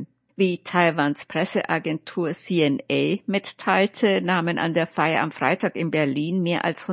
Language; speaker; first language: German; native; German